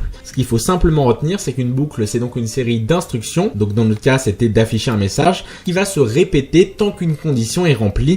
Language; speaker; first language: French; native; French